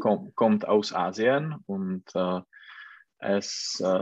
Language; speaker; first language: German; non-native, learner; Czech